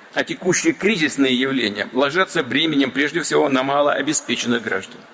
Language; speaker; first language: Russian; native; Russian